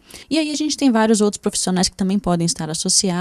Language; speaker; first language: Portuguese; native; Portuguese